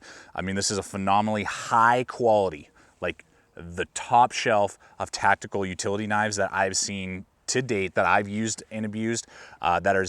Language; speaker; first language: English; native; English